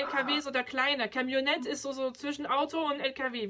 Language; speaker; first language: German; non-native, fluent; French